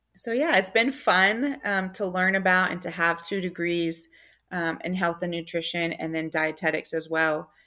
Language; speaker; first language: English; native; English